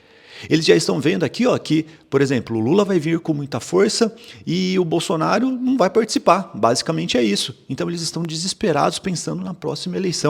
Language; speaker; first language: Portuguese; native; Portuguese